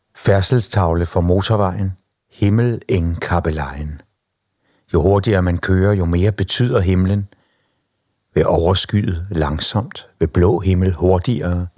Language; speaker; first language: Danish; native; Danish